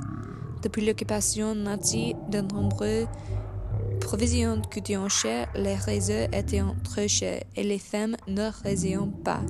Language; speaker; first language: French; non-native, learner; English